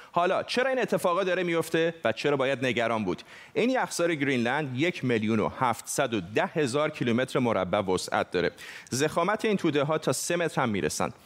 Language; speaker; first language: Persian; native; Persian